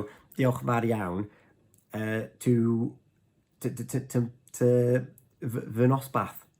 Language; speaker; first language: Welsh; non-native, learner; English